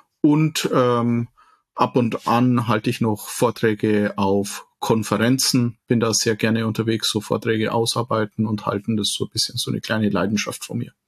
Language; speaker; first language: German; native; German